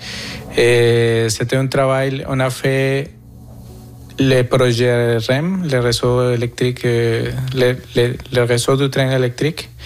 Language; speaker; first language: French; non-native, fluent; Spanish